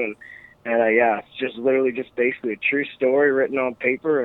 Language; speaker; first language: English; native; English